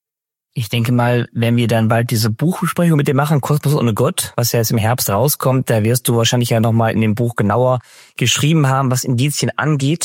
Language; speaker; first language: German; native; German